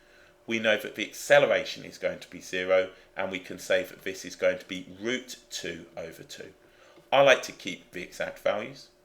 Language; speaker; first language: English; native; English